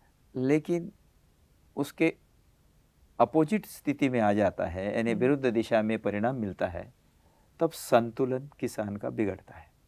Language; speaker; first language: Hindi; native; Hindi